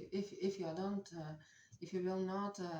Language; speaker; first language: English; non-native, learner; Russian